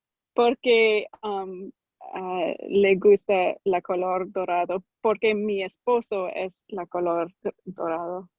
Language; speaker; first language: Spanish; non-native, learner; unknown